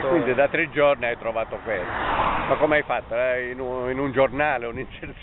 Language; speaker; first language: Italian; native; Italian